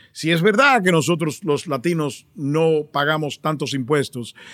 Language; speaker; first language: Spanish; early bilingual, heritage; Spanish